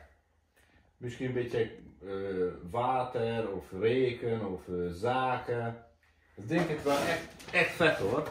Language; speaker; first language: Dutch; non-native, learner; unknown